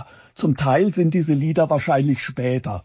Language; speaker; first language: German; native; German